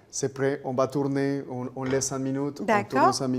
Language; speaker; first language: French; non-native, fluent; Spanish